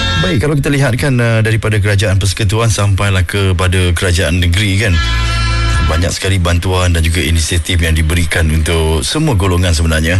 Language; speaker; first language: Malay; native; Malay